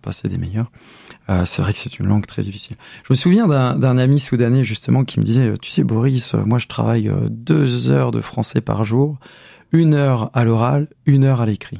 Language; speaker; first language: French; native; French